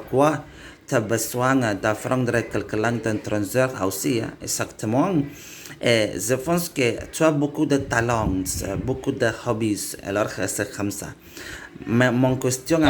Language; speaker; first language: French; non-native, learner; Indonesian